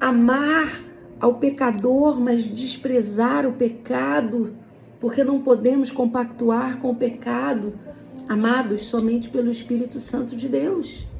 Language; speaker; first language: Portuguese; native; Portuguese